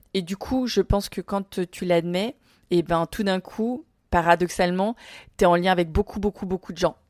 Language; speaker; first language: French; early bilingual, other home language; Vietnamese